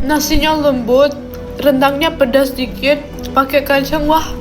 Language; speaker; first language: Indonesian; non-native, fluent; German